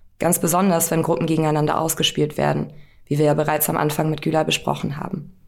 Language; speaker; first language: German; native; German